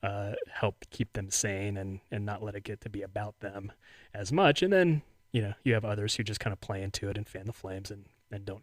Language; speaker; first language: English; native; English